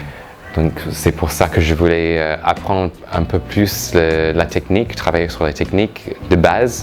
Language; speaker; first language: French; non-native, fluent; English